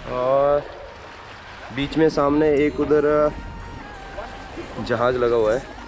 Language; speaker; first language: Hindi; native; Hindi